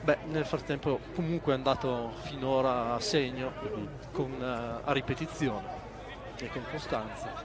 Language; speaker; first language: Italian; native; Italian